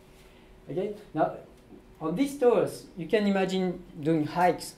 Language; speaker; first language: English; non-native, fluent; French